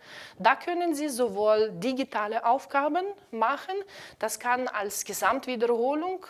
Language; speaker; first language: German; non-native, fluent; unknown